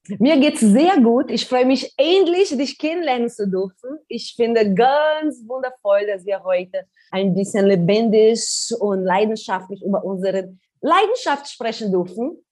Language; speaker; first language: German; non-native, fluent; Portuguese